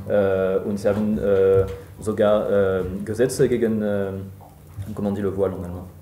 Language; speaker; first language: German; non-native, fluent; French